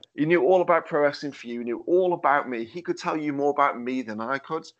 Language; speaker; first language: English; native; English